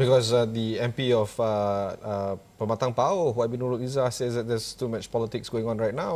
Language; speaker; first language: English; non-native, local second language; Malay